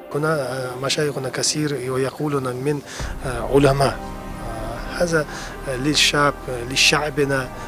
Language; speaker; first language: Arabic; non-native, learner; Kazakh